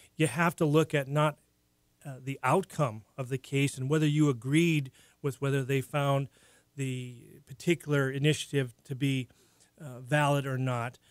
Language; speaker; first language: English; native; English